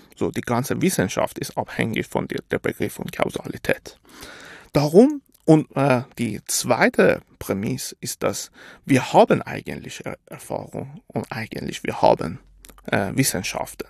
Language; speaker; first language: German; non-native, fluent; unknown